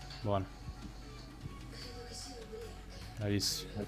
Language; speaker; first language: Italian; native; Italian